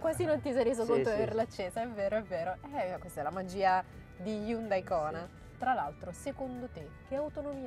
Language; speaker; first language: Italian; native; Italian